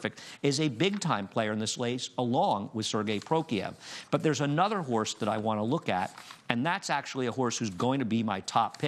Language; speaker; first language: English; native; English